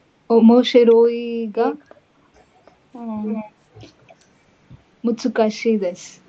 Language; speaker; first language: Japanese; non-native, learner; Kannada